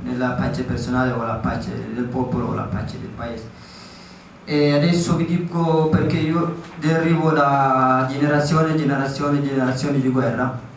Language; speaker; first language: Italian; non-native, fluent; Tigrinya